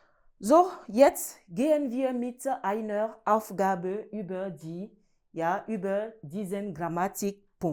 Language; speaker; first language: German; non-native, learner; French